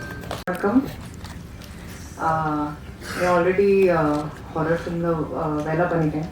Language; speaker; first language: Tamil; non-native, learner; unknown